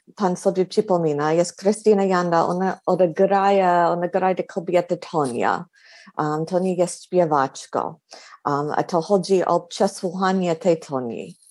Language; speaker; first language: Polish; non-native, fluent; English